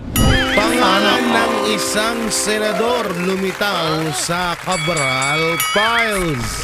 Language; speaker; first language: Filipino; native; Filipino